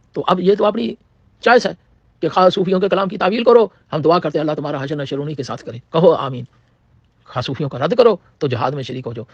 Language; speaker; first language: Urdu; non-native, local second language; Punjabi